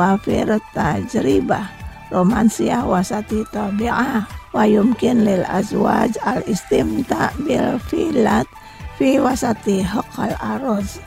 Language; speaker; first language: Arabic; non-native, fluent; Indonesian